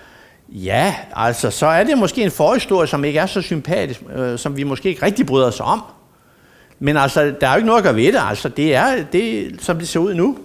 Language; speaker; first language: Danish; native; Danish